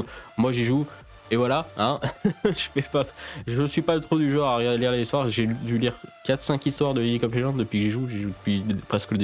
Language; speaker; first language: French; native; French